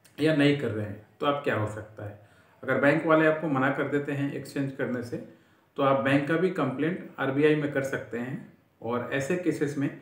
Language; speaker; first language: Hindi; native; Hindi